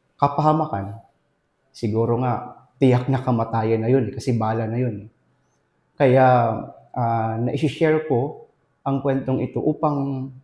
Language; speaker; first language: Filipino; non-native, local second language; Bikol